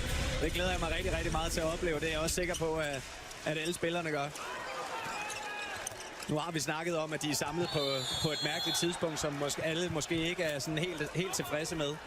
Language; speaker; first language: Danish; native; Danish